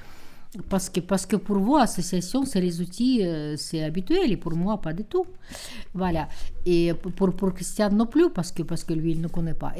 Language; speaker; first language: French; non-native, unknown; Russian